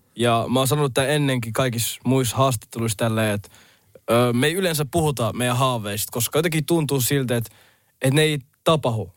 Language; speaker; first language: Finnish; early bilingual, other home language; Somali